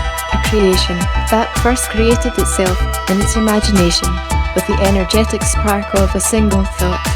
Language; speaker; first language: English; native; English